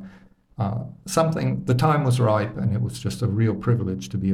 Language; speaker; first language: English; native; English